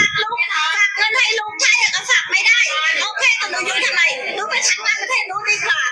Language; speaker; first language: Thai; non-native, fluent; Khmer